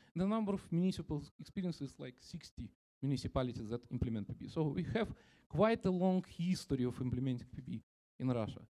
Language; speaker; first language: English; non-native, fluent; Russian